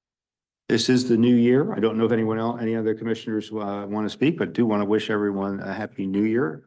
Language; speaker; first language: English; native; English